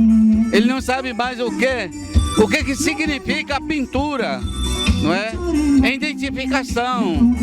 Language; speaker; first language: Portuguese; non-native, local second language; Ticuna